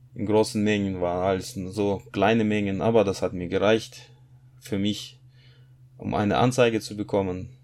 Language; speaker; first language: German; non-native, fluent; Russian